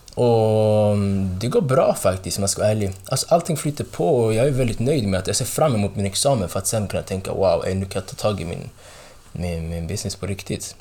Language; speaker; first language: Swedish; early bilingual, other home language; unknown